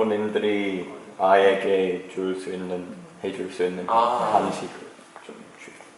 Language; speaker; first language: Korean; non-native, learner; English